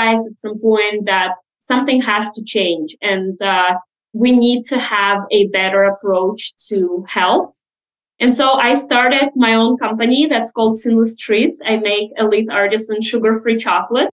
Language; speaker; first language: English; non-native, fluent; Russian